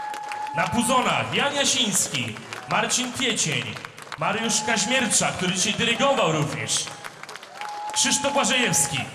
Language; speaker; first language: Polish; native; Polish